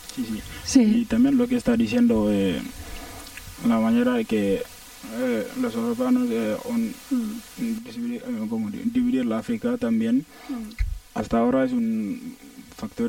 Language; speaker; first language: Spanish; non-native, learner; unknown